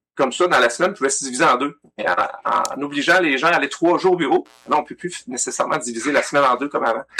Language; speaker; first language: French; native; French